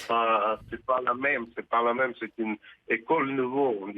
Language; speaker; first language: French; non-native, fluent; Russian